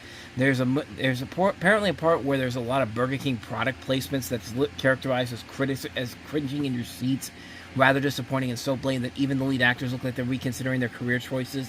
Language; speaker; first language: English; native; English